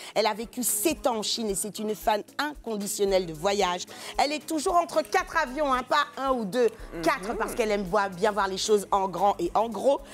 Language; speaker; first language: French; native; French